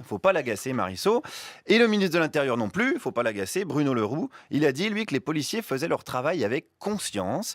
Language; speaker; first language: French; native; French